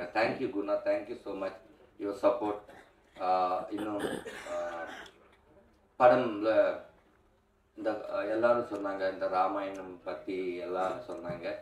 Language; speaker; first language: Tamil; non-native, learner; Telugu